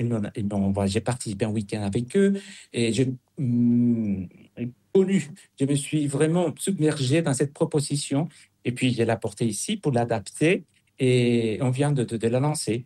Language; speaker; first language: French; non-native, fluent; Spanish